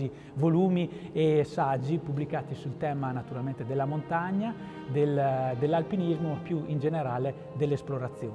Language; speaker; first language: Italian; native; Italian